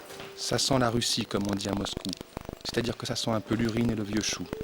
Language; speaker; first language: French; native; French